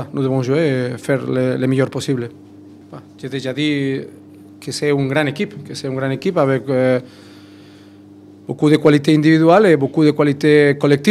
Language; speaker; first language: French; non-native, fluent; Spanish